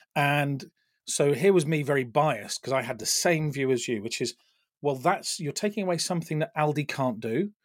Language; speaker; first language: English; native; English